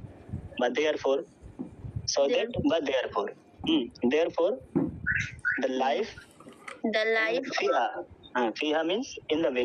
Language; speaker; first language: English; non-native, fluent; Bangla